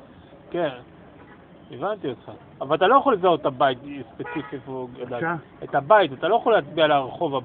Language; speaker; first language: Hebrew; native; Hebrew